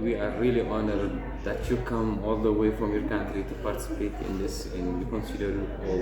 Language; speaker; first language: English; non-native, local second language; Tigrinya